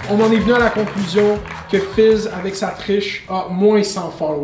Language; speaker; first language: French; native; French